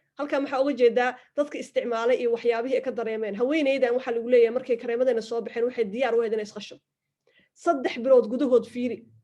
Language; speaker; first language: Somali; early bilingual, heritage; Somali